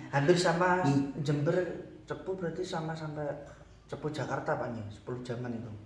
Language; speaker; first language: Indonesian; non-native, local second language; Javanese